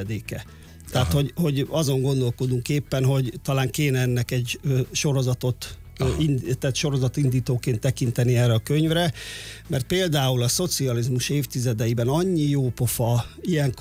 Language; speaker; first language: Hungarian; native; Hungarian